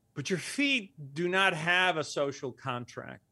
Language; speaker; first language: English; early bilingual, other home language; Spanish